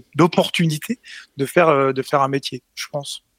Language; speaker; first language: French; native; French